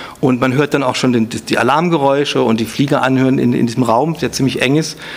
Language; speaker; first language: German; native; German